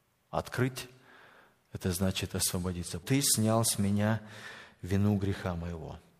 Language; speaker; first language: Russian; native; Russian